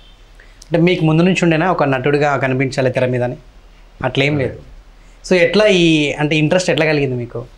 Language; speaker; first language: Telugu; native; Telugu